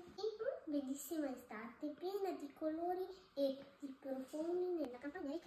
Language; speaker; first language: Italian; native; Italian